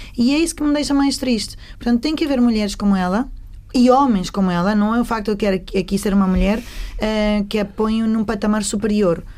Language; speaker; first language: Portuguese; native; Portuguese